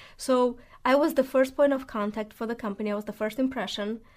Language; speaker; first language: English; non-native, fluent; Romanian